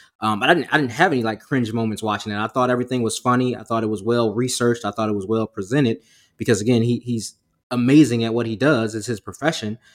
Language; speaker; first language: English; native; English